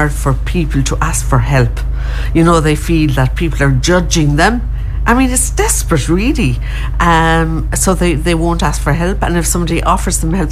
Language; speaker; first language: English; native; English